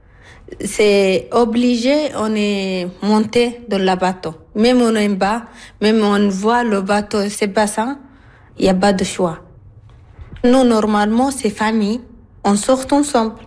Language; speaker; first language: French; non-native, learner; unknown